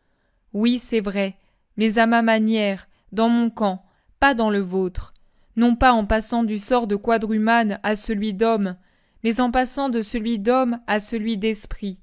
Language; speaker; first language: French; native; French